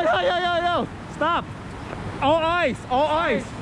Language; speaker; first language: English; native; English